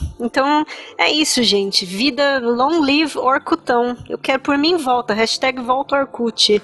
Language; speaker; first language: Portuguese; non-native, local second language; English